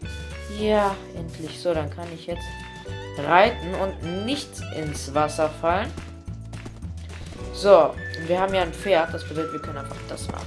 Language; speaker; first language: German; native; German